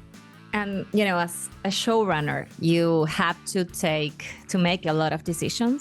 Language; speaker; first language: English; non-native, fluent; Spanish